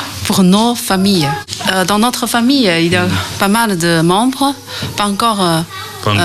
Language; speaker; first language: French; non-native, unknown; Chinese